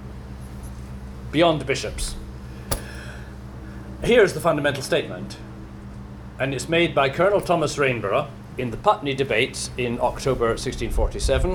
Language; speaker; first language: English; native; English